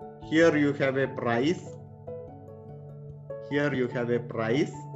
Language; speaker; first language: English; non-native, local second language; Malayalam